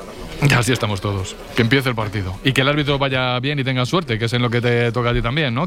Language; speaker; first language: Spanish; native; Spanish